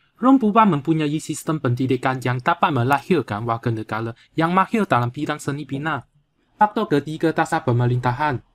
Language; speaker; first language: Malay; non-native, local second language; Chinese